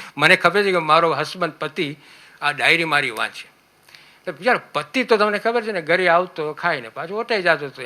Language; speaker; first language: Gujarati; early bilingual, heritage; Gujarati